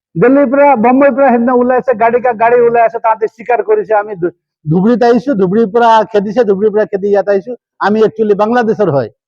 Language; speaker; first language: Assamese; native; Assamese